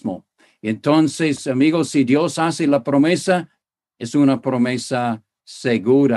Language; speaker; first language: Spanish; non-native, fluent; English